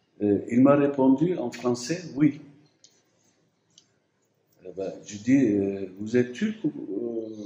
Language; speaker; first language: French; non-native, fluent; Turkish